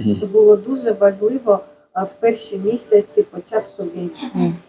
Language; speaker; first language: Ukrainian; non-native, fluent; Japanese